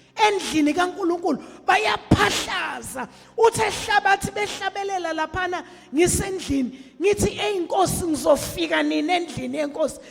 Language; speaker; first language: Zulu; native; Zulu